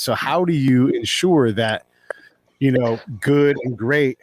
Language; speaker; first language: English; native; English